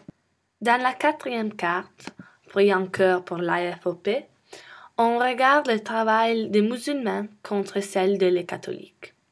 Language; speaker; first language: French; non-native, learner; English